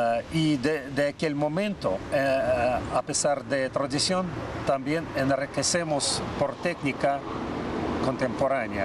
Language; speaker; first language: Spanish; non-native, learner; Russian